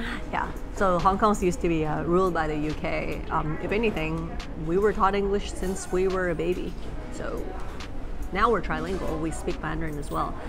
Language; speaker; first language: English; early bilingual, other home language; Cantonese